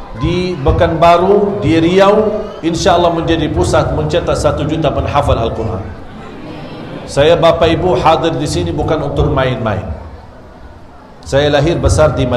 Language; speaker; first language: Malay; non-native, fluent; Arabic